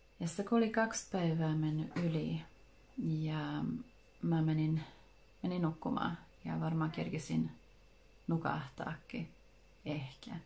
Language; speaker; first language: Finnish; early bilingual, heritage; Finnish